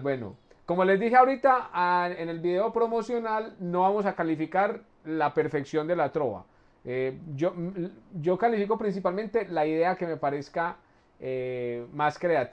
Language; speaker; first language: Spanish; native; Spanish